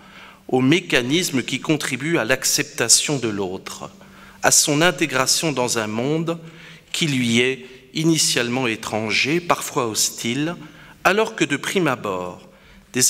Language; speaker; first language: French; native; French